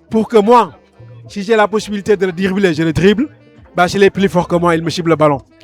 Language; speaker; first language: French; non-native, local second language; Wolof